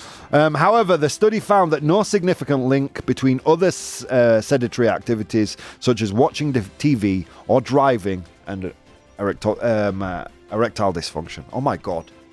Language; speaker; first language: English; native; English